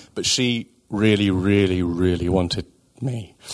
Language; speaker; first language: English; native; English